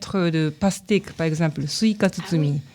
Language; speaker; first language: French; non-native, learner; Japanese